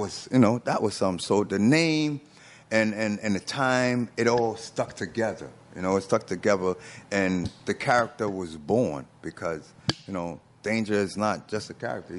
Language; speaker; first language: English; native; English